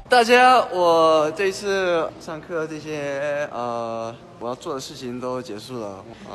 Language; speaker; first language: Chinese; early bilingual, heritage; Chinese